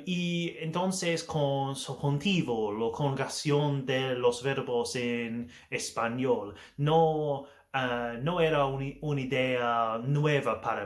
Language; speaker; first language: Spanish; non-native, learner; English